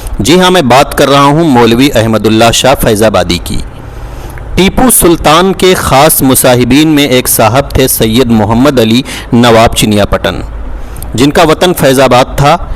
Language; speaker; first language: Urdu; native; Urdu